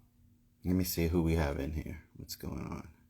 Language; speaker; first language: English; native; English